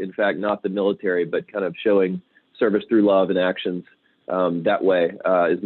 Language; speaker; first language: English; native; English